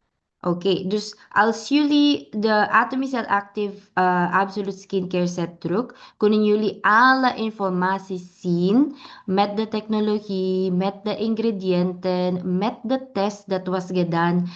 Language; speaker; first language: Dutch; non-native, learner; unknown